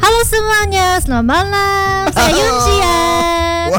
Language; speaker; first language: Indonesian; non-native, learner; Korean